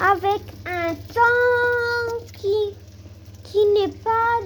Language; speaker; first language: French; non-native, learner; Spanish